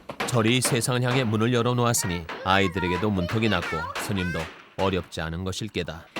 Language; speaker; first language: Korean; native; Korean